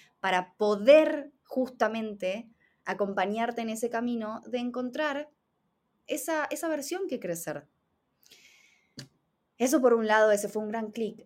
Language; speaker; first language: Spanish; native; Spanish